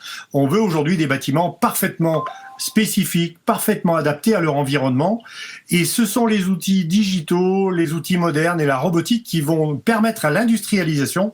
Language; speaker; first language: French; native; French